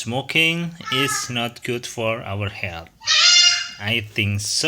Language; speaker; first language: English; non-native, fluent; Indonesian